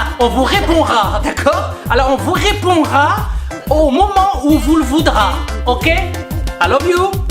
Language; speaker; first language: French; native; French